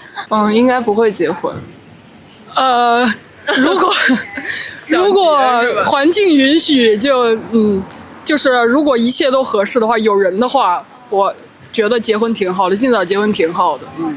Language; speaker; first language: Chinese; native; Chinese